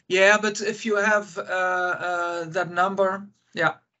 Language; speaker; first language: English; non-native, fluent; Dutch